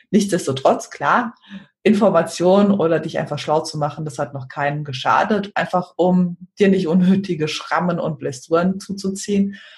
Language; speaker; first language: German; native; German